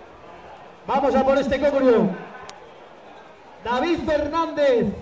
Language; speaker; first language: Spanish; native; Spanish